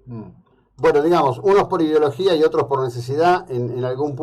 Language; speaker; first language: Spanish; native; Spanish